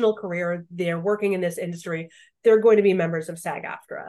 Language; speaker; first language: English; native; English